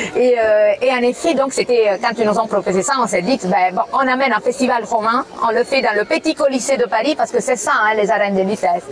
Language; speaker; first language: French; non-native, fluent; Italian